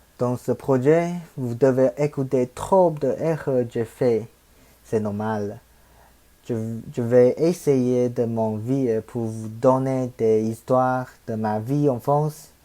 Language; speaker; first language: French; non-native, learner; Chinese